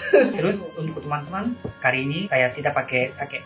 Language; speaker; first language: Indonesian; non-native, learner; Japanese